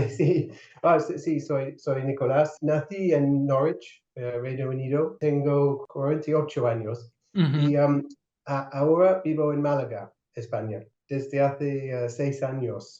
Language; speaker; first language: Spanish; non-native, fluent; English